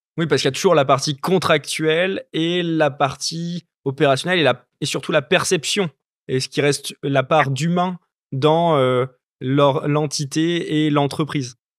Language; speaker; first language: French; native; French